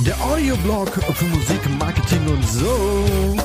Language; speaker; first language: German; native; German